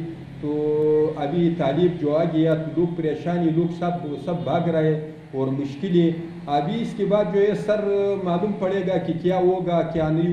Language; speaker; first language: Hindi; non-native, learner; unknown